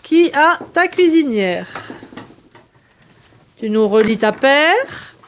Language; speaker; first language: French; native; French